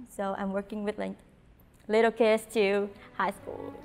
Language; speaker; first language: English; non-native, fluent; Vietnamese